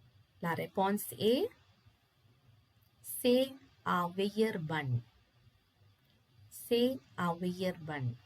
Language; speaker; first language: French; non-native, fluent; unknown